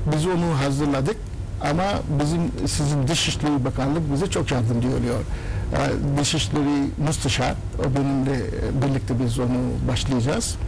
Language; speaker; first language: Turkish; non-native, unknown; Urdu